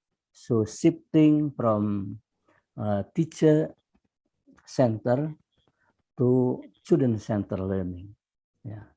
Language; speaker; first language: English; non-native, fluent; Indonesian